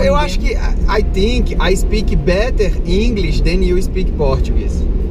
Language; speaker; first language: English; non-native, learner; Portuguese